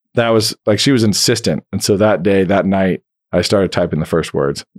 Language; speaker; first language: English; native; English